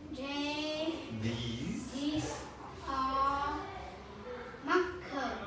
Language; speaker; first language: English; non-native, learner; Vietnamese